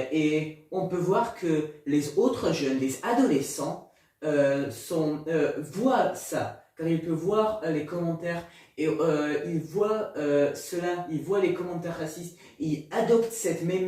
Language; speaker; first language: French; non-native, learner; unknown